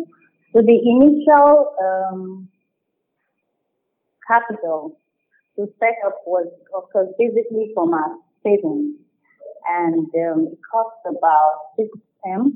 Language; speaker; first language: English; non-native, local second language; Yoruba